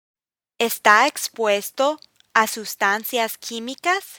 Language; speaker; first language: Spanish; non-native, fluent; English